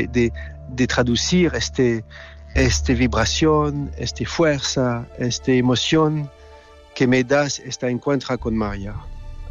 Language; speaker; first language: Spanish; non-native, fluent; French